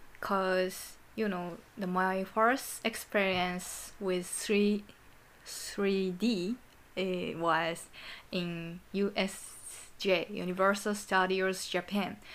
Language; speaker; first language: English; non-native, learner; Japanese